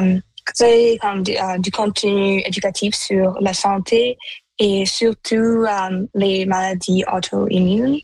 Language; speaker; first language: French; non-native, local second language; Punjabi